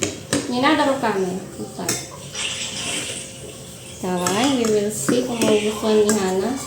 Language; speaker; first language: Russian; non-native, learner; Filipino